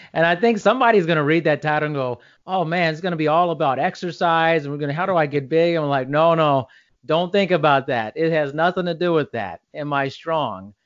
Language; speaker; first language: English; native; English